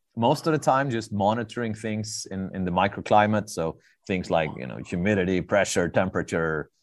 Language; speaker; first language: English; non-native, fluent; Swedish